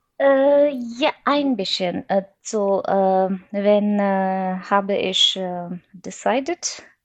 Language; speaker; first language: German; non-native, learner; Odia